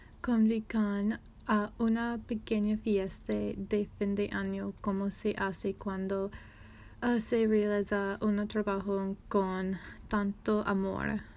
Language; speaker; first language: Spanish; non-native, learner; English